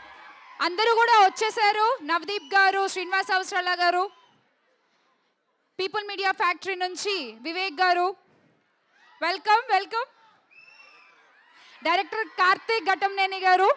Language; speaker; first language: Telugu; native; Telugu